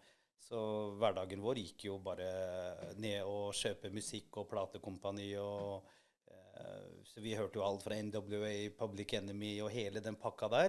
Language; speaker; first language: Norwegian; early bilingual, other home language; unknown